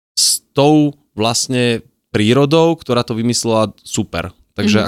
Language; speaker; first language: Slovak; native; Slovak